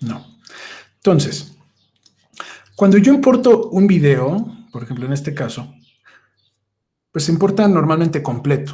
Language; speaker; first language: Spanish; native; Spanish